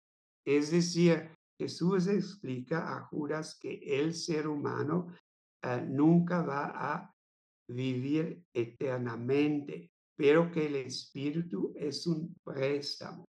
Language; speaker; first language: Spanish; non-native, fluent; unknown